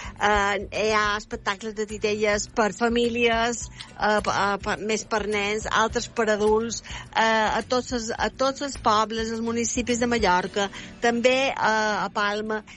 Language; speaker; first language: Catalan; native; Catalan